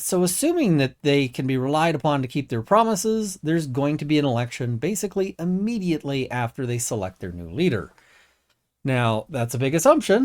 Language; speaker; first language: English; native; English